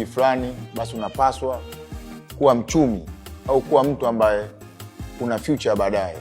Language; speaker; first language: Swahili; native; Swahili